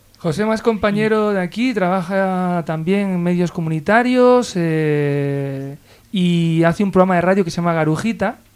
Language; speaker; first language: Spanish; native; Spanish